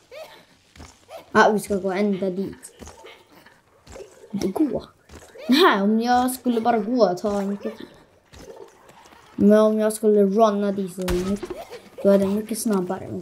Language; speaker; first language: Swedish; early bilingual, other home language; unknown